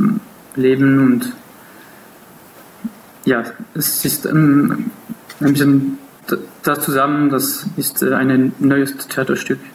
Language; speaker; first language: German; non-native, local second language; French